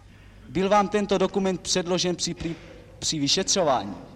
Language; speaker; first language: Czech; native; Czech